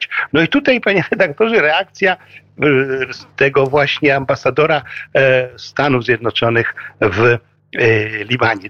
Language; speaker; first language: Polish; native; Polish